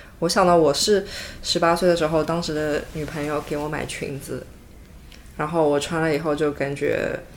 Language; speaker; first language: Chinese; native; Chinese